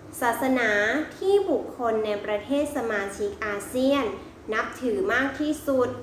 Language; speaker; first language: Thai; native; Thai